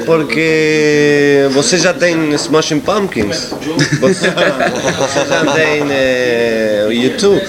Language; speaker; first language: Portuguese; non-native, learner; Spanish